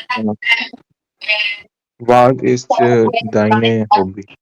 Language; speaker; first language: German; non-native, learner; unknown